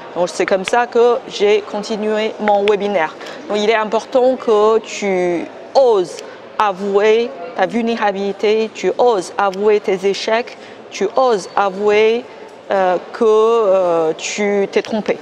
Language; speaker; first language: French; non-native, fluent; Chinese